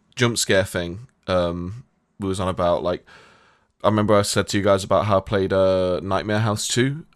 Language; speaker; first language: English; native; English